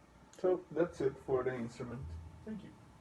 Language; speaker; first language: English; non-native, fluent; Spanish